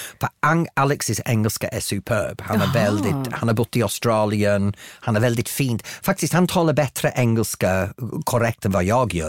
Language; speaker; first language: Swedish; non-native, fluent; English